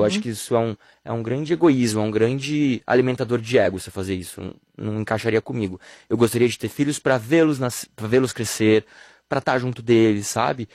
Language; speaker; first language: Portuguese; native; Portuguese